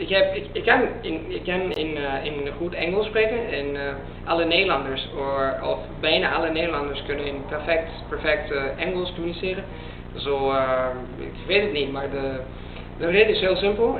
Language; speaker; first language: Dutch; non-native, learner; Italian